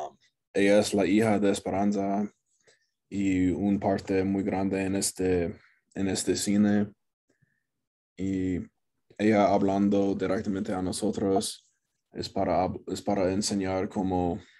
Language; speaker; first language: Spanish; non-native, learner; English